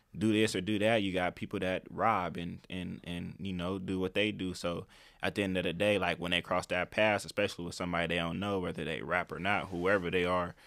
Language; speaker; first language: English; native; English